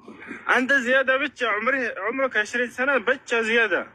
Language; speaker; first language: Arabic; non-native, learner; Amharic